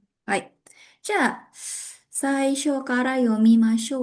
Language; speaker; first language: Japanese; non-native, fluent; Indonesian